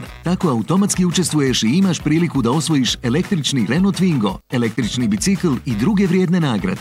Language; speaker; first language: Bosnian; native; Bosnian